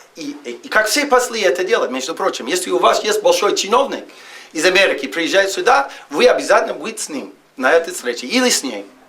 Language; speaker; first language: Russian; non-native, fluent; English